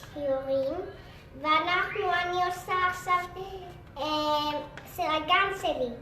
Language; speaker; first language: Hebrew; early bilingual, heritage; Hebrew